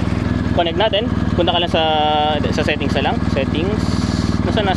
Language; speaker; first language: Filipino; native; Filipino